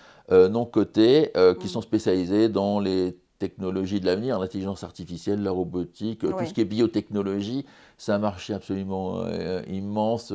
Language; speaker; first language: French; native; French